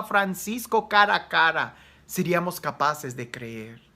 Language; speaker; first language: Spanish; native; Spanish